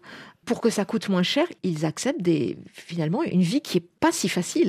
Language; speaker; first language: French; native; French